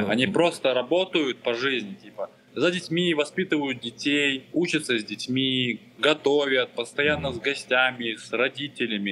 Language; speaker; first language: Russian; non-native, local second language; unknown